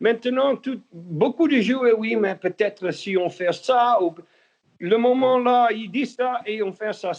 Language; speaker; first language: French; non-native, learner; Dutch